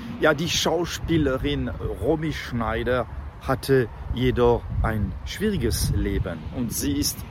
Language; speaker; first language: German; non-native, fluent; French